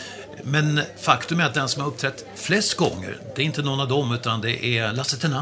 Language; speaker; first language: Swedish; native; Swedish